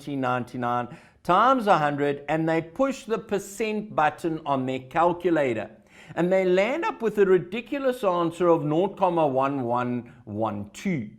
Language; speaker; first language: English; native; English